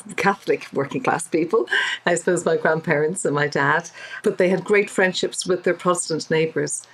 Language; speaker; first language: English; native; English